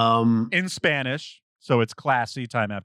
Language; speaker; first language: English; native; English